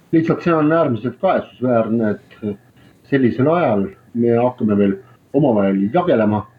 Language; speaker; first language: Estonian; non-native, local second language; Russian